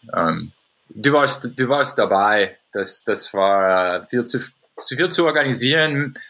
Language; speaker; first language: German; non-native, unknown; English